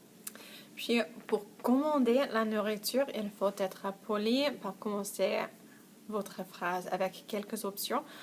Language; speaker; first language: French; non-native, fluent; English